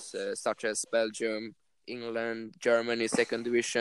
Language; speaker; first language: English; non-native, fluent; Swedish